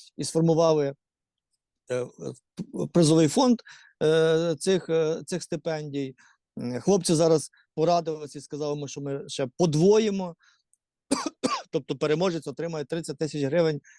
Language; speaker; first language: Ukrainian; native; Ukrainian